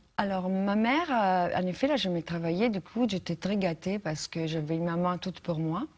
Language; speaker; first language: French; non-native, fluent; Italian